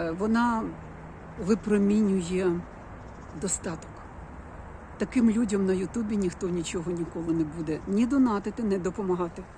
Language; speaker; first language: Ukrainian; non-native, local second language; Russian